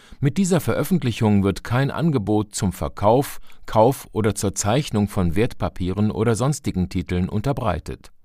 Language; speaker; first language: German; native; German